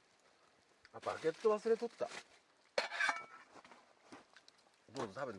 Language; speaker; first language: Japanese; native; Japanese